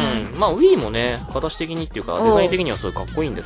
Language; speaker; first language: Japanese; native; Japanese